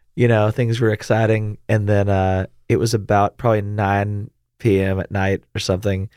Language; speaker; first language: English; native; English